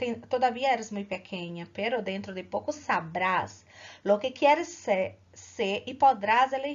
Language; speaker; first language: Spanish; non-native, fluent; Portuguese